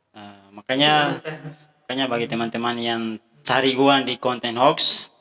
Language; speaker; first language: Indonesian; non-native, fluent; Tetum